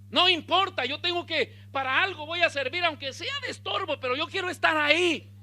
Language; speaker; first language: Spanish; native; Spanish